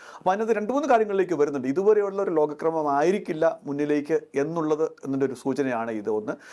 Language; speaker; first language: Malayalam; native; Malayalam